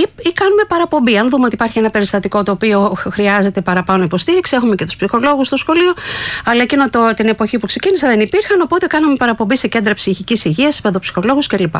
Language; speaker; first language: Greek; native; Greek